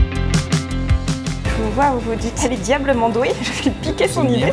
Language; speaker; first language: French; native; French